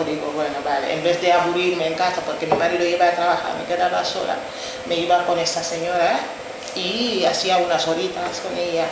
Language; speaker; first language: Spanish; non-native, fluent; Wolof